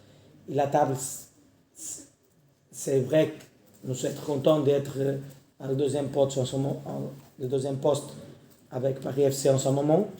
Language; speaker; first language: French; non-native, learner; Portuguese